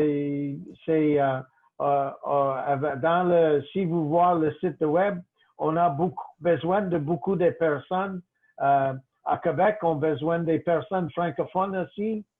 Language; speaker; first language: French; non-native, local second language; English